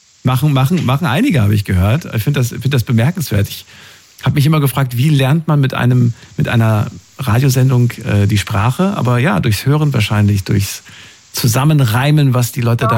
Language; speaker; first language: German; native; German